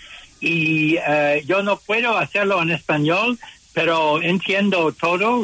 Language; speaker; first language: Spanish; non-native, learner; English